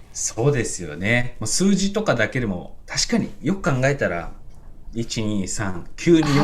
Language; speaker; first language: Japanese; native; Japanese